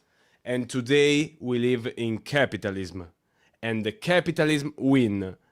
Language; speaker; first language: English; non-native, learner; Italian